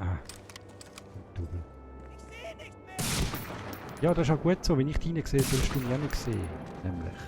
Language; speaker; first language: German; native; German